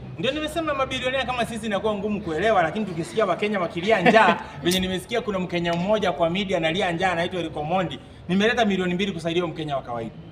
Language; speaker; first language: Swahili; native; Swahili